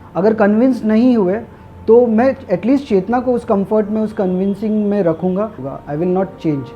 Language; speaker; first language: Hindi; non-native, local second language; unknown